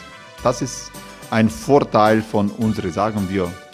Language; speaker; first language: German; non-native, learner; Croatian